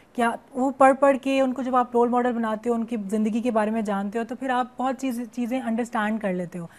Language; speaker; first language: Urdu; native; Urdu